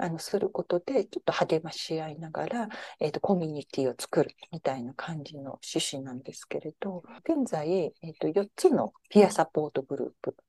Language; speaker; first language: Japanese; native; Japanese